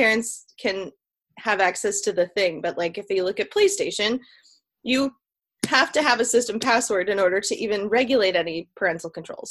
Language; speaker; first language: English; native; English